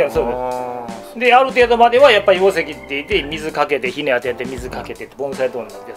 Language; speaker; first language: Japanese; native; Japanese